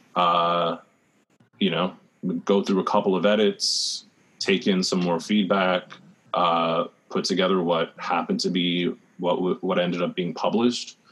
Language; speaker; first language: English; native; English